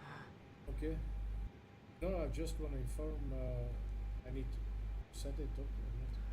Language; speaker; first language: English; non-native, learner; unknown